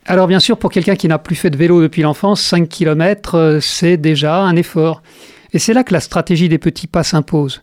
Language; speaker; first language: French; native; French